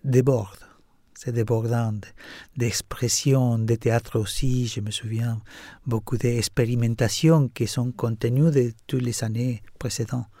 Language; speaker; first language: French; non-native, learner; Spanish